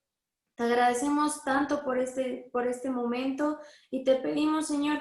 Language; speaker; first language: Spanish; native; Spanish